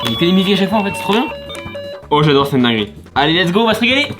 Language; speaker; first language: French; native; French